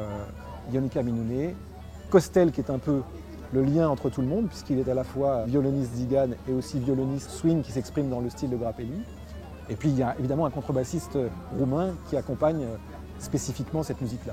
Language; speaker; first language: French; native; French